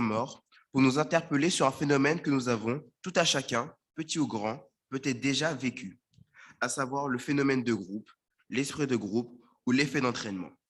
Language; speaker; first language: French; native; French